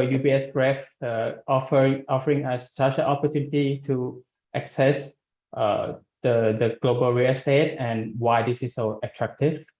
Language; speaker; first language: English; non-native, fluent; Thai